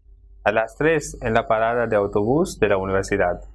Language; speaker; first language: Spanish; non-native, fluent; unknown